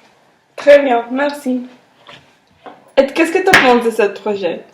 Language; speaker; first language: French; non-native, learner; Spanish